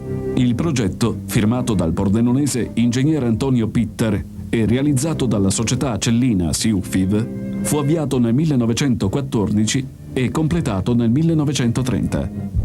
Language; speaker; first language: Italian; native; Italian